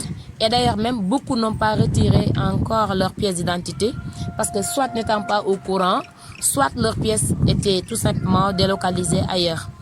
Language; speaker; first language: French; non-native, local second language; Wolof